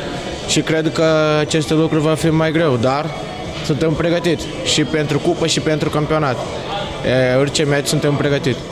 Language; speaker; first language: Romanian; non-native, learner; Portuguese